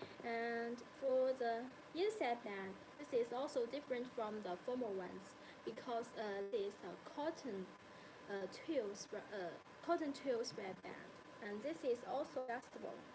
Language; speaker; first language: English; non-native, learner; Chinese